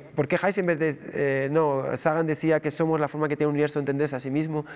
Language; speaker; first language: Spanish; native; Spanish